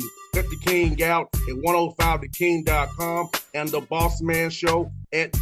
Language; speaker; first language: English; native; English